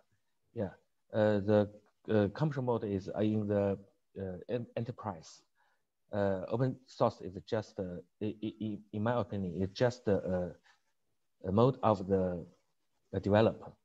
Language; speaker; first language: English; non-native, learner; Chinese